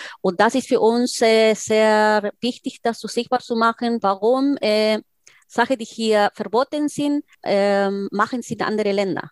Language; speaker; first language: German; non-native, fluent; Spanish